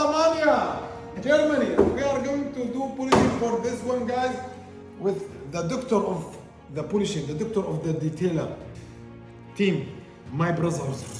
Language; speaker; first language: English; non-native, learner; Arabic